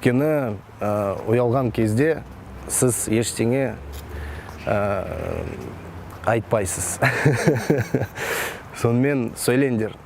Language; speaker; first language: Kazakh; non-native, local second language; Russian